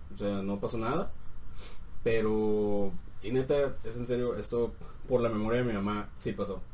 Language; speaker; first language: Spanish; native; Spanish